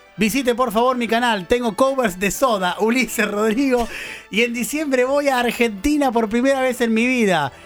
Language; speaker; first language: Spanish; native; Spanish